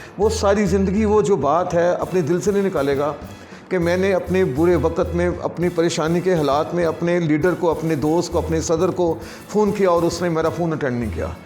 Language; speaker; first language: Hindi; non-native, local second language; Punjabi